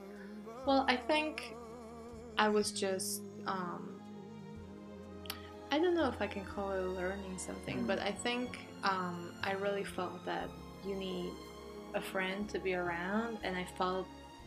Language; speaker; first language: English; non-native, fluent; Polish